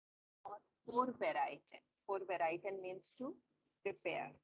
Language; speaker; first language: German; non-native, learner; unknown